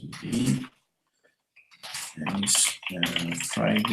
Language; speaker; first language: English; non-native, fluent; Spanish